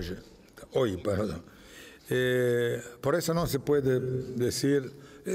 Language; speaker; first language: Italian; non-native, fluent; Romanian